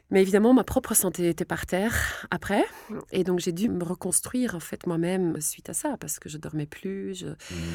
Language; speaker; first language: French; non-native, local second language; Dutch